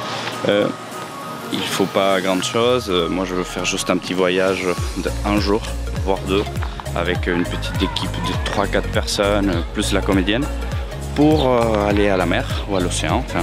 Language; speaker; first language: French; non-native, fluent; Spanish